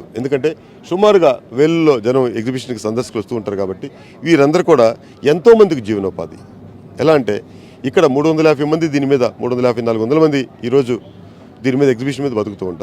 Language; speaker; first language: Telugu; native; Telugu